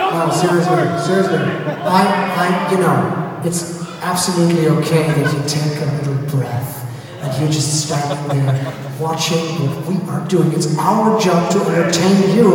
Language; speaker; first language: English; non-native, fluent; German